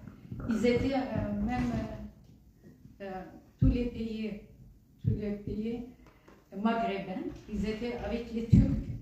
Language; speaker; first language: French; non-native, fluent; Kurdish